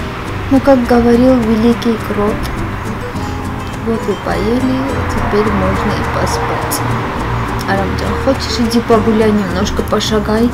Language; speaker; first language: Russian; non-native, fluent; Armenian